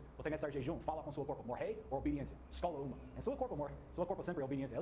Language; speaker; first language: Portuguese; non-native, learner; English